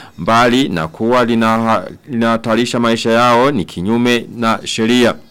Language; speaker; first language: Swahili; non-native, local second language; Rundi